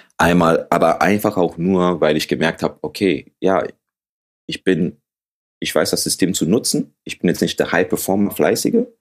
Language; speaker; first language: German; early bilingual, other home language; Akan